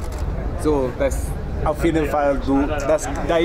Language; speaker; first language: German; non-native, learner; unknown